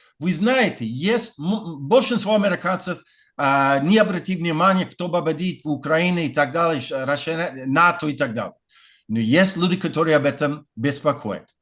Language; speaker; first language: Russian; non-native, fluent; English